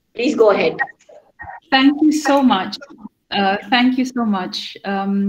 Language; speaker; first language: English; non-native, local second language; Hindi